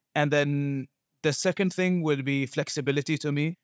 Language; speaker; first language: English; non-native, fluent; Arabic